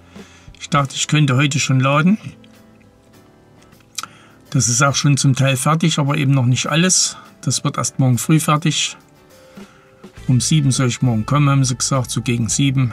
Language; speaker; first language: German; native; German